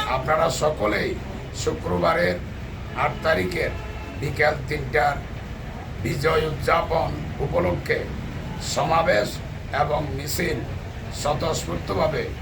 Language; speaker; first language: Bangla; native; Bangla